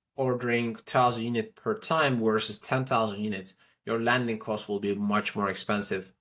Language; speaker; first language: English; non-native, fluent; Turkish